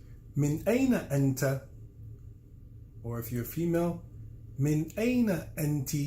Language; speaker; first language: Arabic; non-native, fluent; English